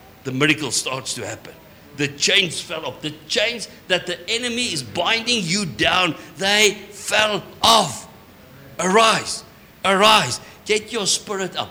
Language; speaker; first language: English; non-native, local second language; Afrikaans